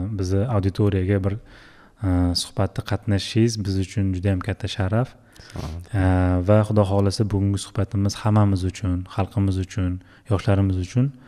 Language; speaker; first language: Uzbek; native; Uzbek